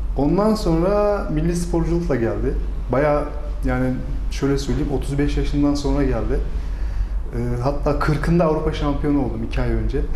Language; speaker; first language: Turkish; native; Turkish